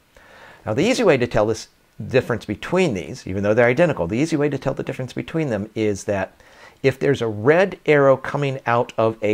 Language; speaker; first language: English; native; English